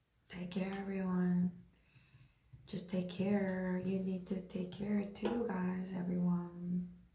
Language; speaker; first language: English; non-native, learner; Korean